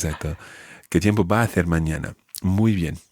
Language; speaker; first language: Spanish; non-native, fluent; English